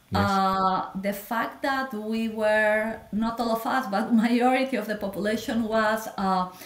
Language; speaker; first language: English; non-native, fluent; Spanish